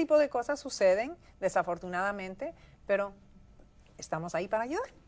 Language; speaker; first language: Spanish; native; Spanish